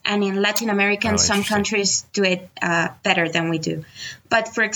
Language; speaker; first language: English; non-native, fluent; Spanish